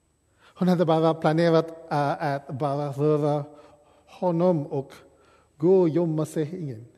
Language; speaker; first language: Swedish; non-native, fluent; English